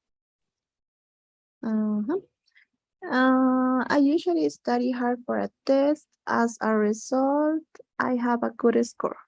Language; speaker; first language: English; non-native, learner; Spanish